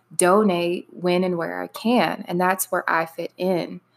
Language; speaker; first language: English; native; English